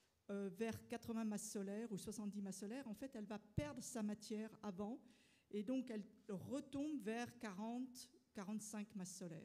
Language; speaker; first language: French; native; French